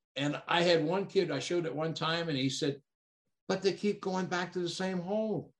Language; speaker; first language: English; native; English